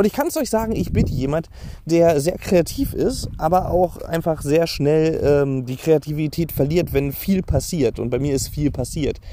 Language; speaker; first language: German; native; German